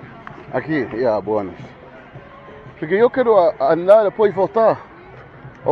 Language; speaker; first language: Portuguese; non-native, learner; English